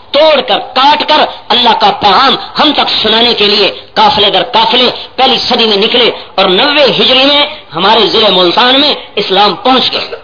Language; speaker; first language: Urdu; non-native, local second language; Punjabi